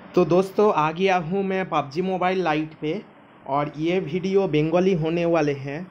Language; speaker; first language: Hindi; non-native, local second language; Bangla